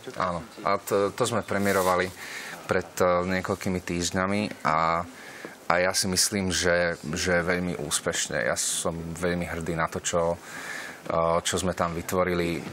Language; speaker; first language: Slovak; non-native, local second language; Hungarian